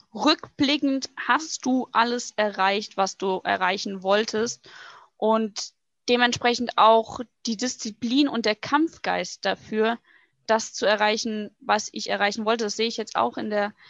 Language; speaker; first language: German; native; German